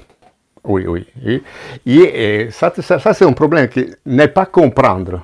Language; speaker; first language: French; non-native, fluent; Italian